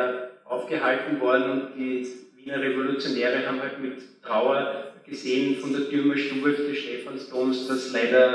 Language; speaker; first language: German; native; German